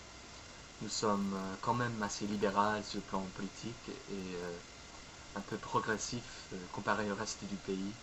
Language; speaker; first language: French; non-native, fluent; English